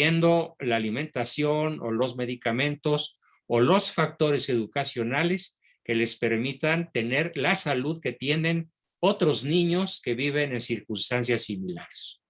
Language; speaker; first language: Spanish; native; Spanish